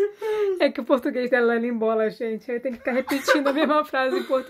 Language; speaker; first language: Portuguese; native; Portuguese